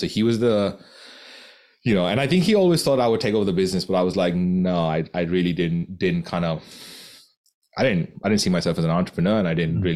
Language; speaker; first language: English; non-native, local second language; Konkani